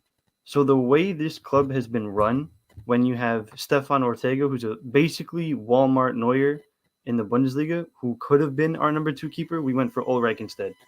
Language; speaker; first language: English; native; English